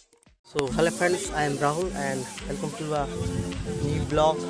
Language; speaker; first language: English; non-native, local second language; Hindi